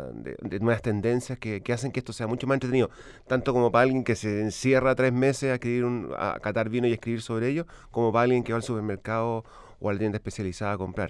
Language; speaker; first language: Spanish; native; Spanish